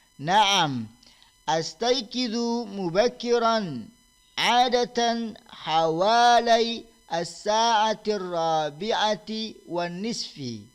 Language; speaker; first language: Arabic; non-native, fluent; Indonesian